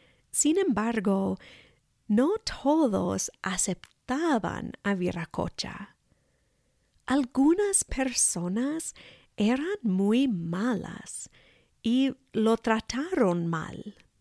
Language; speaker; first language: Spanish; non-native, fluent; English